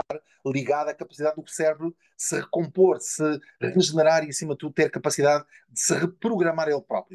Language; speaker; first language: Portuguese; native; Portuguese